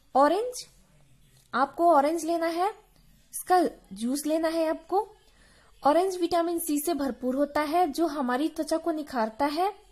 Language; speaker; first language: Hindi; native; Hindi